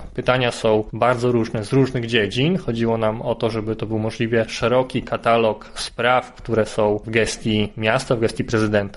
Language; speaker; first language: Polish; native; Polish